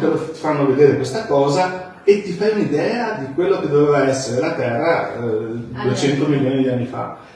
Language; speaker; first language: Italian; native; Italian